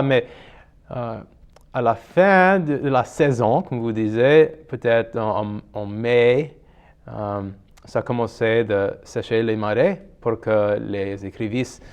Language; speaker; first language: French; non-native, local second language; English